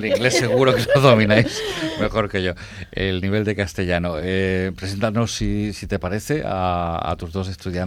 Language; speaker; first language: Spanish; native; Spanish